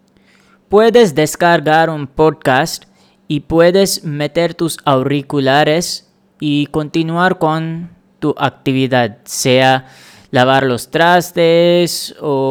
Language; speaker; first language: Spanish; non-native, fluent; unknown